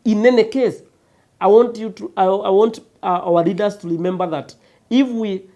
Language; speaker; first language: English; non-native, local second language; Kikuyu